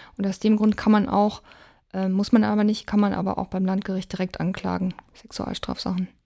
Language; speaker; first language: German; native; German